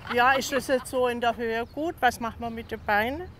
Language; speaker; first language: German; non-native, learner; Tamil